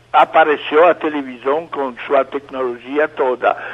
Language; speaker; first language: Portuguese; non-native, fluent; French